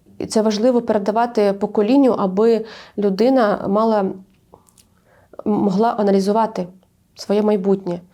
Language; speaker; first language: Ukrainian; non-native, local second language; Crimean Tatar